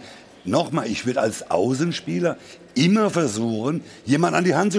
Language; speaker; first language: German; native; German